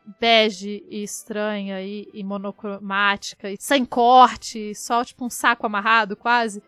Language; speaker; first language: Portuguese; native; Portuguese